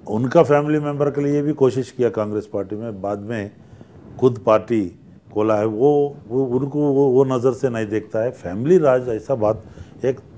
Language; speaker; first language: Hindi; non-native, local second language; Telugu